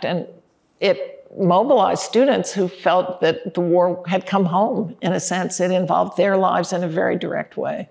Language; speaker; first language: English; native; English